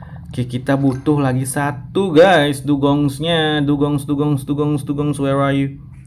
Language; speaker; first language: English; non-native, learner; Indonesian